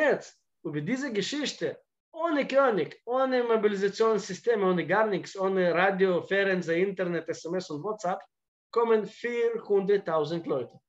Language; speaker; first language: German; non-native, fluent; Russian